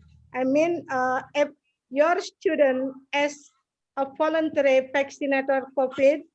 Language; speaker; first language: English; non-native, learner; Indonesian